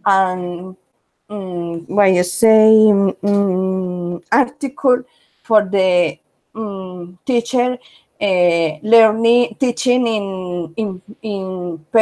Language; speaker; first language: English; non-native, learner; Spanish